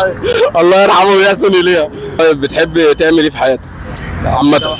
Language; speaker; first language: Arabic; native; Arabic